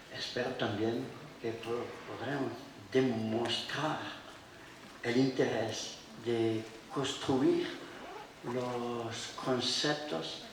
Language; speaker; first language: Spanish; non-native, learner; French